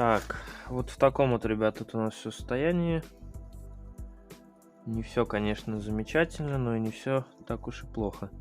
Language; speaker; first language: Russian; native; Russian